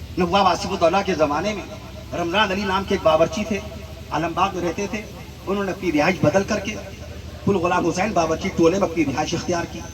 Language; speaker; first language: Urdu; native; Urdu